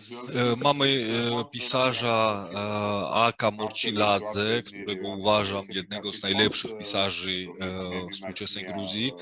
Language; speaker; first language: Polish; non-native, fluent; Georgian